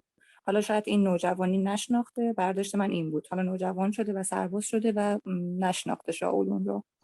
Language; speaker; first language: Persian; native; Persian